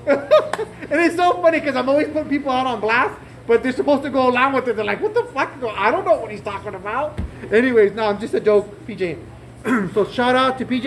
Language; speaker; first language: English; early bilingual, other home language; Spanish